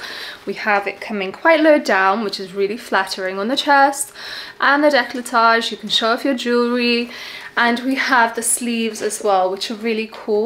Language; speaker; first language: English; native; English